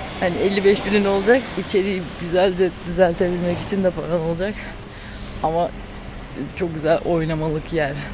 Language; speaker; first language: Turkish; native; Turkish